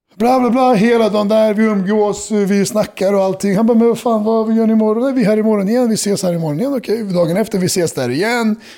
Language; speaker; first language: Swedish; early bilingual, other home language; Serbian